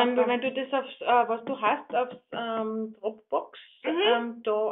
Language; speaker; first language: German; non-native, fluent; Greek